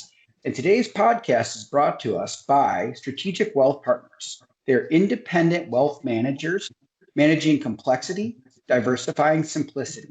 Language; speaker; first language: English; native; English